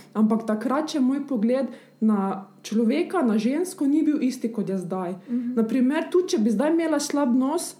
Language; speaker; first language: Slovenian; early bilingual, other home language; Bosnian